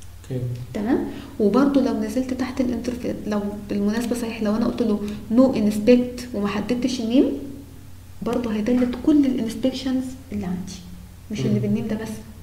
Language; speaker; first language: Arabic; native; Arabic